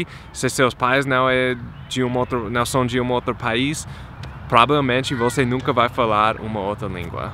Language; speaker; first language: Portuguese; non-native, fluent; English